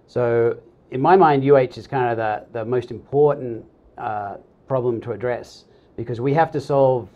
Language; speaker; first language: English; native; English